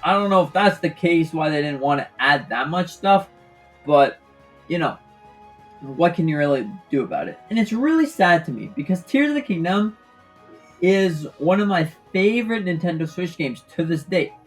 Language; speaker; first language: English; native; English